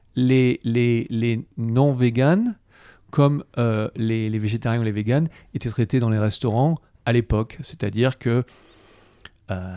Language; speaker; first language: French; native; French